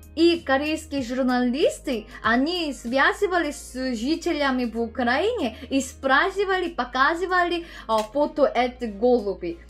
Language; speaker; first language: Russian; non-native, learner; Korean